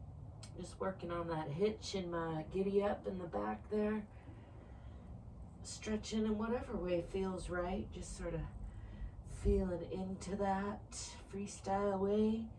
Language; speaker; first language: English; native; English